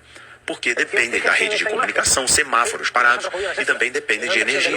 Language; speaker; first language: Portuguese; native; Portuguese